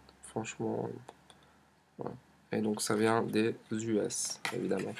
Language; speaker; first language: French; native; French